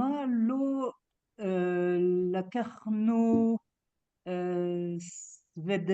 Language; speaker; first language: Hebrew; non-native, learner; French